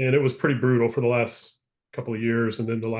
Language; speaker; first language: English; native; English